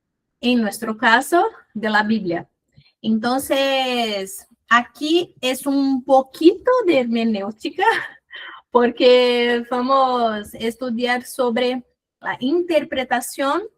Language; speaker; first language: Spanish; non-native, fluent; Portuguese